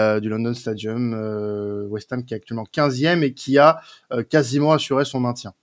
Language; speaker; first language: French; native; French